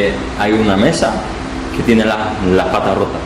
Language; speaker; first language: Spanish; non-native, fluent; Polish